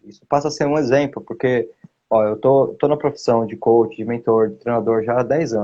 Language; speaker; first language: Portuguese; native; Portuguese